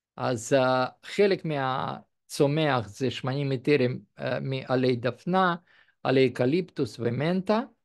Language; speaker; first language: Hebrew; non-native, fluent; Russian